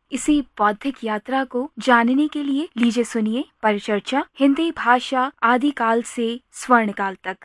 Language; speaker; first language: Hindi; native; Hindi